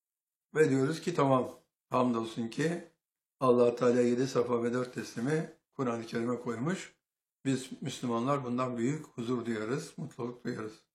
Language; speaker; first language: Turkish; native; Turkish